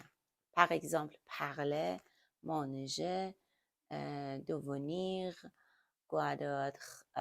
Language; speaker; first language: French; non-native, learner; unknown